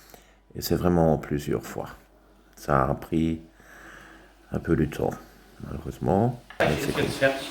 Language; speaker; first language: French; non-native, local second language; German